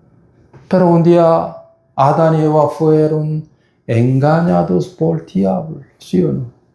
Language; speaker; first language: Spanish; non-native, fluent; Korean